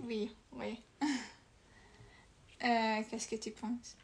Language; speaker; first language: French; non-native, learner; Hungarian